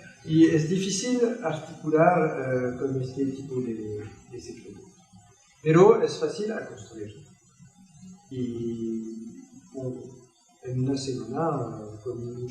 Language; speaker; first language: Spanish; non-native, learner; French